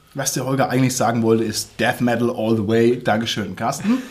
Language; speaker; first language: German; native; German